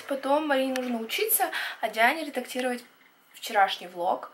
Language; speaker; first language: Russian; native; Russian